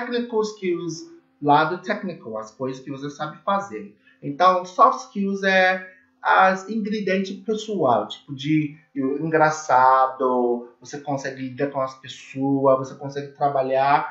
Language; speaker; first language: Portuguese; non-native, learner; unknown